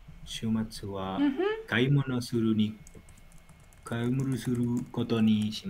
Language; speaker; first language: Japanese; non-native, learner; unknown